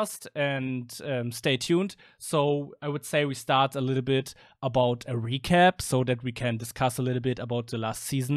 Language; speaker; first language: English; non-native, fluent; German